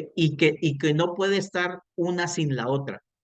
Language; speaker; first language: Spanish; native; Spanish